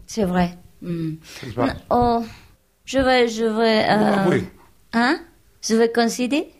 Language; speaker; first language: French; non-native, learner; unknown